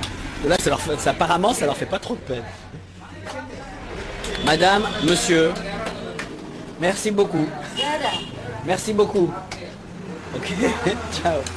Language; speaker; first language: French; native; French